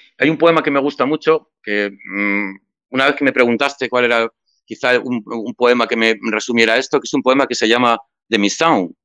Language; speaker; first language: Spanish; native; Spanish